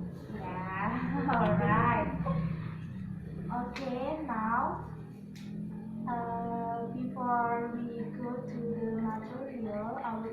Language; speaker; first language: English; non-native, learner; Indonesian